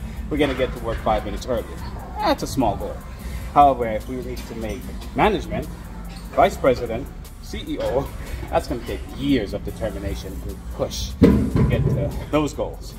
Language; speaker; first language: English; native; English